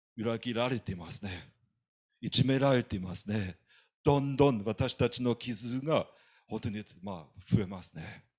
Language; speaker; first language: Japanese; non-native, fluent; German